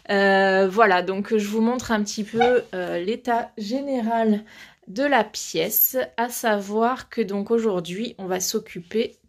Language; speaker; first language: French; native; French